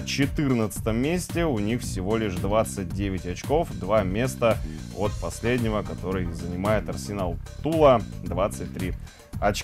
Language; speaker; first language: Russian; native; Russian